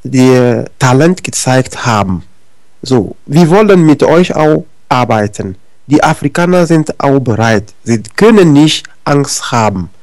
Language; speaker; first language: German; non-native, learner; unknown